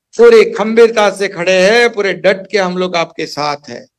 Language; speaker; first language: Hindi; non-native, local second language; Marathi